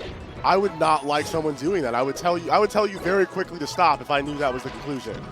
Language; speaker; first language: English; native; English